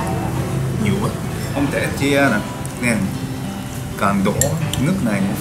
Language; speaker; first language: Vietnamese; non-native, learner; Japanese